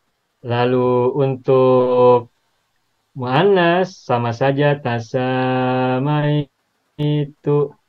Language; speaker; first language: Indonesian; native; Indonesian